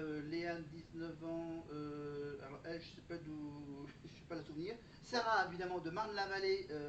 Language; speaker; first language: French; native; French